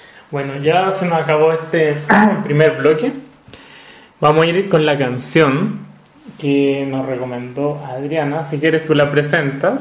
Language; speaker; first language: Spanish; native; Spanish